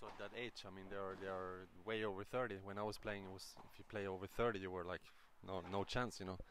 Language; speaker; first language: English; non-native, fluent; Swedish